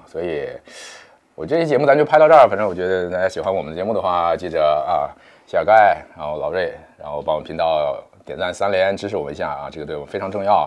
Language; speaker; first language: Chinese; native; Chinese